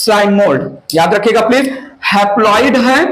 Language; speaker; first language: Hindi; native; Hindi